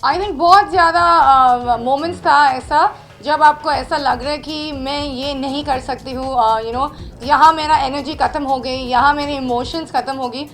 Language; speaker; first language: Hindi; non-native, local second language; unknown